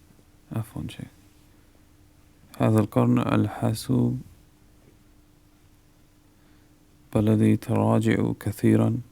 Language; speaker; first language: Arabic; non-native, learner; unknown